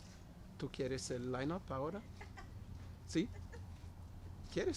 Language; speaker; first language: Spanish; non-native, fluent; Portuguese